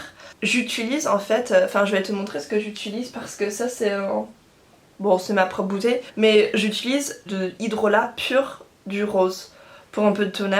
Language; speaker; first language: French; non-native, fluent; English